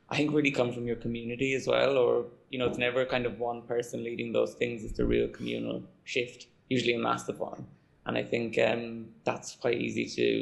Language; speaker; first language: English; native; English